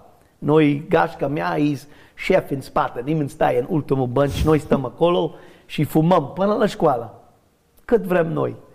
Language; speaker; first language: Romanian; non-native, learner; English